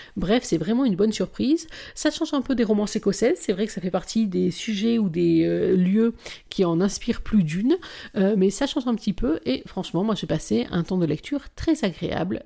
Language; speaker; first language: French; native; French